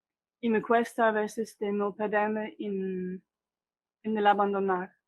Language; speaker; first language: Spanish; non-native, fluent; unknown